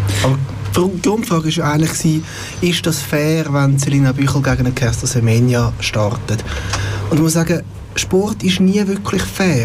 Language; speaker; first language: German; native; German